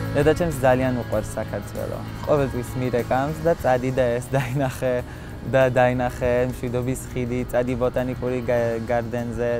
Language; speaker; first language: Georgian; early bilingual, heritage; Georgian